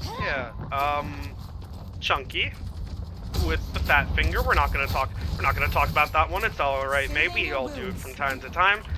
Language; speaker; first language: English; native; English